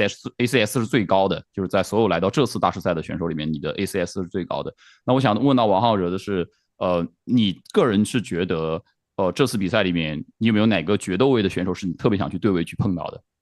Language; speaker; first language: Chinese; native; Chinese